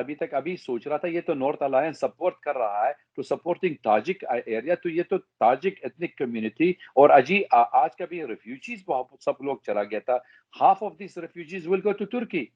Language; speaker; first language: Hindi; non-native, fluent; Arabic